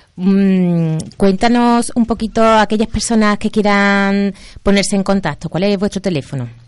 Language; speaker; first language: Spanish; native; Spanish